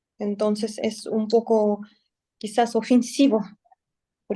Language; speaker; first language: Spanish; non-native, learner; Russian